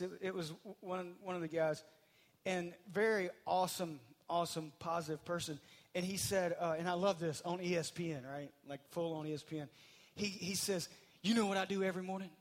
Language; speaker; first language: English; native; English